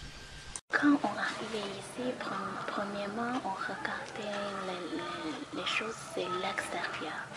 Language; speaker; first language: French; non-native, learner; Chinese